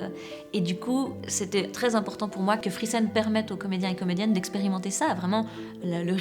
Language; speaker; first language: French; native; French